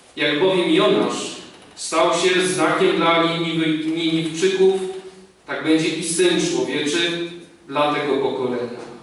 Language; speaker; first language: Polish; native; Polish